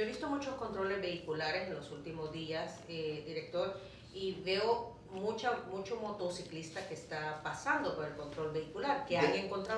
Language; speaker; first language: Spanish; native; Spanish